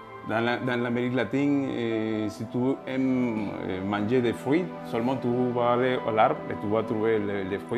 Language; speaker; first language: French; non-native, fluent; Spanish